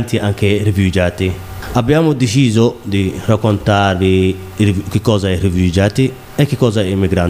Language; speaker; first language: Italian; non-native, learner; Somali